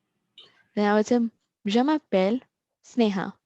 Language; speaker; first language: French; non-native, learner; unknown